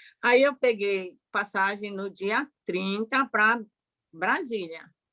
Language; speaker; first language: Portuguese; early bilingual, other home language; Japanese